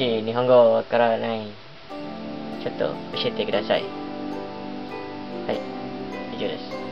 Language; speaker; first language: Japanese; non-native, learner; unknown